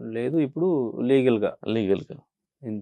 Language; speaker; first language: Telugu; native; Telugu